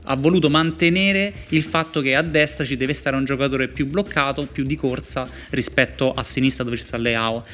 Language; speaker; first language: Italian; native; Italian